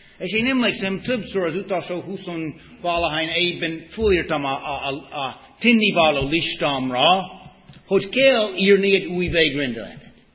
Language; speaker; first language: Hungarian; non-native, fluent; English